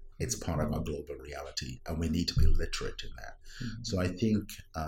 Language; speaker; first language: English; non-native, local second language; Welsh